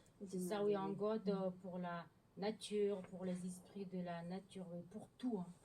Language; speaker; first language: French; non-native, learner; Mongolian